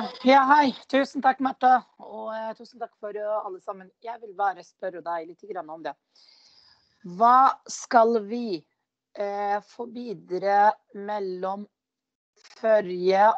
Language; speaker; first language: Norwegian; non-native, fluent; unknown